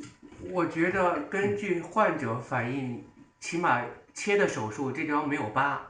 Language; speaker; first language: Chinese; native; Chinese